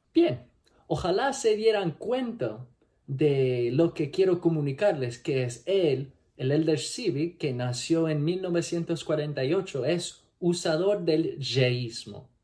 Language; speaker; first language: Spanish; non-native, learner; English